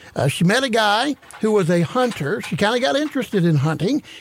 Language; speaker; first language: English; native; English